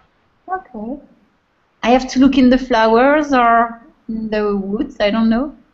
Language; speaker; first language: English; non-native, fluent; French